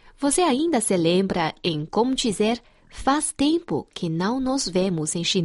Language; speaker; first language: Portuguese; non-native, fluent; Chinese